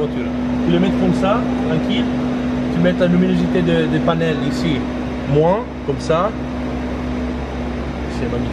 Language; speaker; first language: French; non-native, fluent; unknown